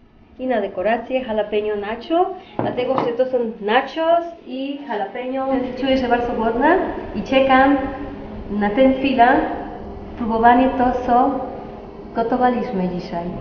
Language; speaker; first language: Polish; non-native, learner; Spanish